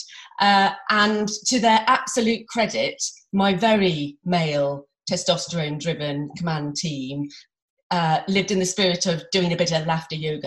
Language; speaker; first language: English; native; English